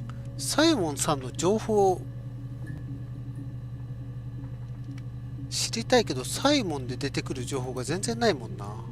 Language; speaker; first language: Japanese; native; Japanese